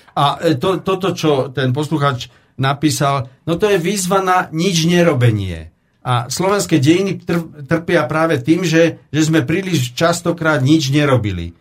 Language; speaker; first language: Slovak; native; Slovak